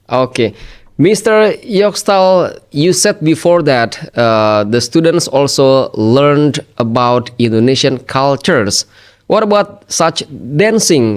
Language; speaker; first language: English; non-native, fluent; Indonesian